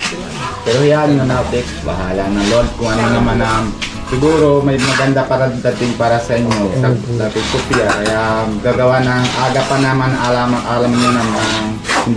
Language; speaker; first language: Filipino; non-native, learner; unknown